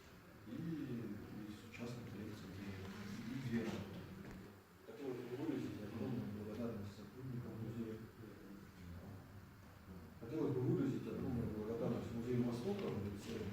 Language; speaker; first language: Russian; native; Russian